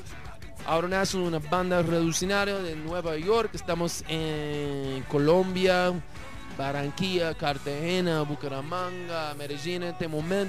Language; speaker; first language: Spanish; non-native, learner; English